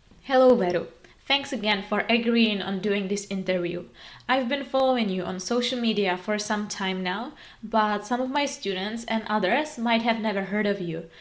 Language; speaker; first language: English; non-native, fluent; Czech